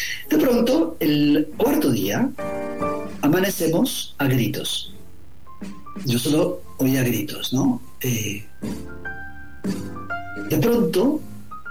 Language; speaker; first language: Spanish; native; Spanish